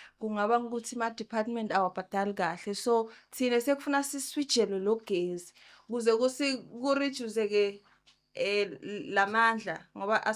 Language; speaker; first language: Zulu; non-native, local second language; Swati